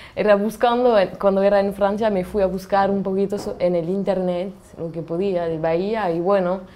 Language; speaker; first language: Spanish; non-native, learner; French